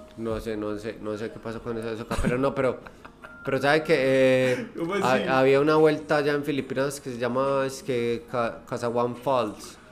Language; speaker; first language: Spanish; native; Spanish